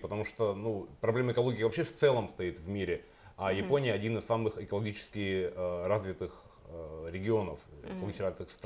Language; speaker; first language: Russian; native; Russian